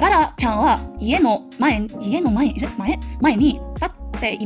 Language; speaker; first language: Japanese; non-native, learner; English